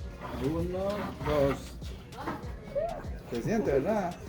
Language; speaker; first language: Spanish; native; Spanish